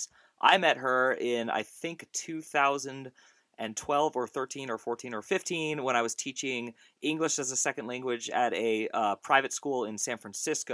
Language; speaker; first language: English; native; English